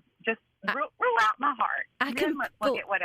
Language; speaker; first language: English; native; English